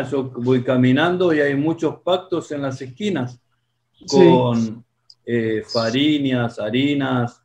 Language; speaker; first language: Spanish; non-native, fluent; Portuguese